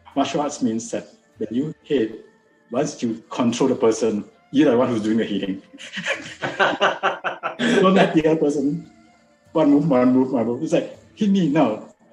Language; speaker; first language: English; non-native, local second language; Min Nan Chinese